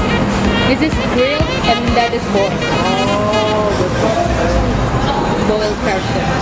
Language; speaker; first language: English; non-native, fluent; Indonesian